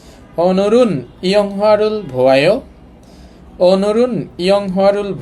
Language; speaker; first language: Korean; non-native, fluent; Bangla